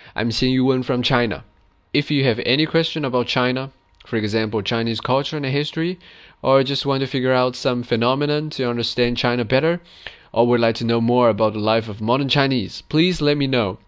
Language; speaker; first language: English; non-native, fluent; Chinese